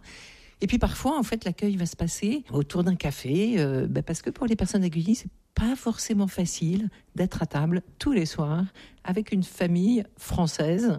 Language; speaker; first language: French; native; French